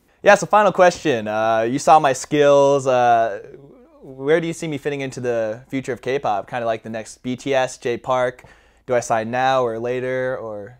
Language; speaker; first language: English; native; English